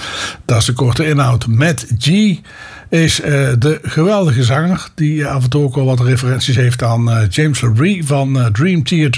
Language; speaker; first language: Dutch; native; Dutch